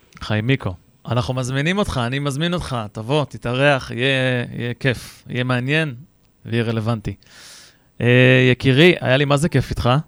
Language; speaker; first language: Hebrew; native; Hebrew